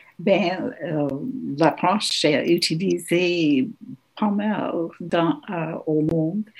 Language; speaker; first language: French; non-native, local second language; English